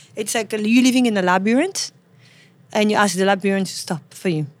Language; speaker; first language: English; non-native, fluent; French